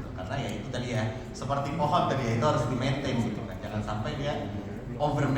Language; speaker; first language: Indonesian; native; Indonesian